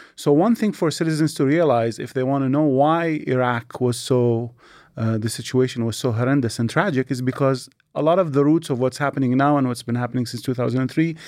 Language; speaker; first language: English; non-native, fluent; Arabic